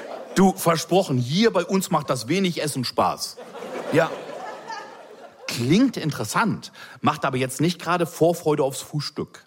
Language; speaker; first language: German; native; German